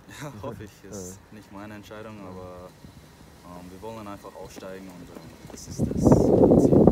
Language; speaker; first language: German; non-native, fluent; English